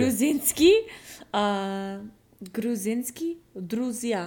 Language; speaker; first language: Russian; non-native, learner; English